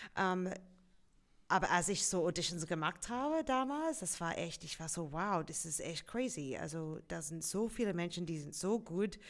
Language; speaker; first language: German; non-native, fluent; English